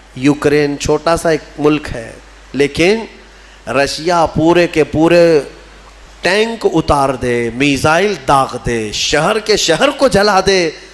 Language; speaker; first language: Urdu; native; Urdu